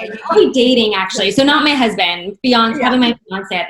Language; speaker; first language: English; native; English